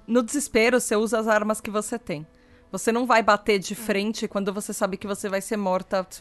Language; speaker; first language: Portuguese; native; Portuguese